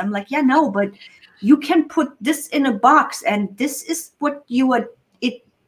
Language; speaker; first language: English; non-native, fluent; German